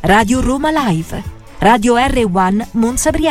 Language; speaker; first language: Italian; native; Italian